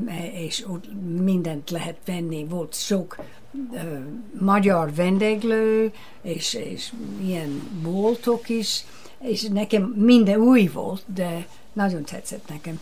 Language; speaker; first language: Hungarian; non-native, fluent; English